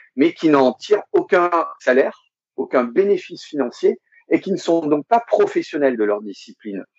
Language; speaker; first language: French; native; French